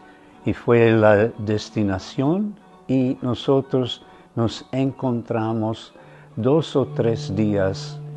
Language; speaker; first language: Spanish; non-native, fluent; German